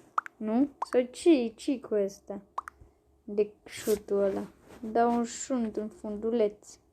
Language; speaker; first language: Romanian; native; Romanian